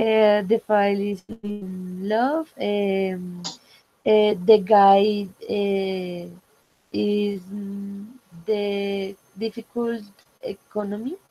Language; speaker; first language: English; non-native, learner; Spanish